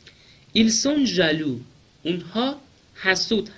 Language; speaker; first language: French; non-native, fluent; Persian